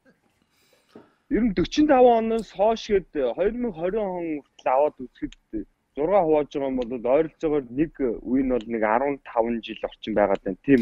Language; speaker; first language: Mongolian; native; Mongolian